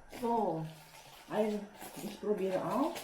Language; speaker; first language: German; non-native, learner; Filipino